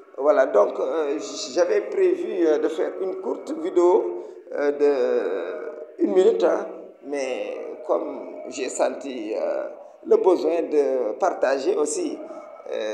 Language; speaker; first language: French; non-native, local second language; Wolof